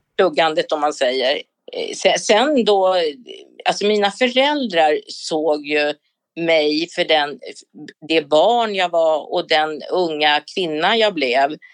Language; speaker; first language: Swedish; native; Swedish